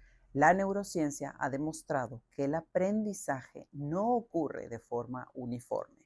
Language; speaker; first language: Spanish; native; Spanish